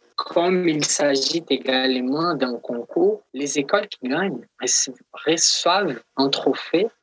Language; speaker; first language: French; non-native, fluent; Portuguese